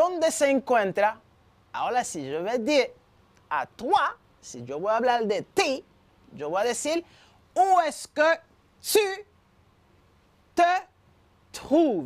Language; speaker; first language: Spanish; non-native, fluent; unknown